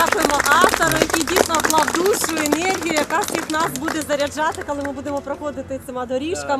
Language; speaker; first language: Ukrainian; native; Ukrainian